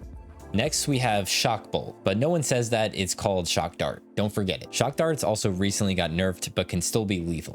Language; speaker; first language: English; native; English